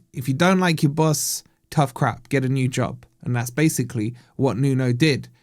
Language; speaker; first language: English; native; English